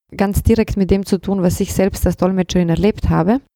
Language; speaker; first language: German; early bilingual, other home language; Bosnian